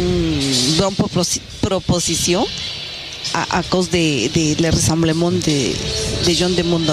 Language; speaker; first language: French; non-native, fluent; Spanish